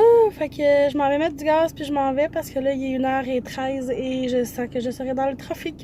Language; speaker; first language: French; native; French